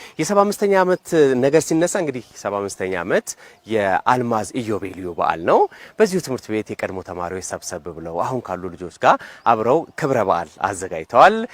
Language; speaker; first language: Amharic; native; Amharic